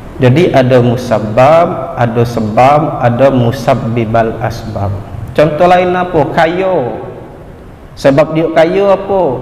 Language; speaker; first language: Malay; native; Malay